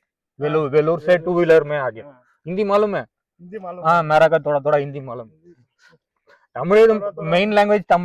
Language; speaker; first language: Hindi; non-native, local second language; Tamil